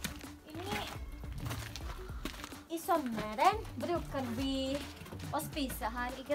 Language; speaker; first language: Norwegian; non-native, learner; Indonesian